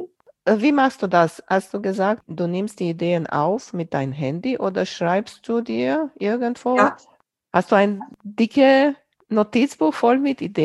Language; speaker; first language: German; non-native, fluent; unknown